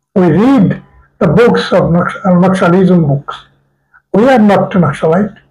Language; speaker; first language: English; non-native, local second language; Bangla